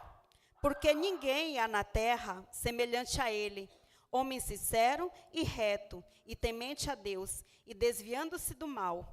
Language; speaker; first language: Portuguese; native; Portuguese